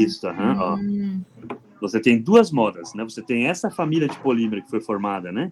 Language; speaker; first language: Portuguese; native; Portuguese